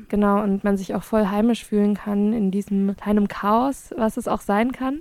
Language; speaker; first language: German; early bilingual, other home language; Spanish